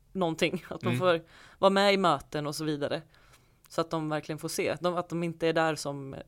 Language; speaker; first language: Swedish; native; Swedish